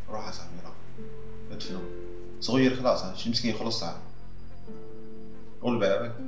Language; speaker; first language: Arabic; native; Arabic